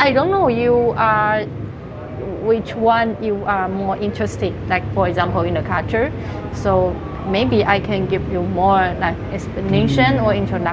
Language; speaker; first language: English; non-native, fluent; Chinese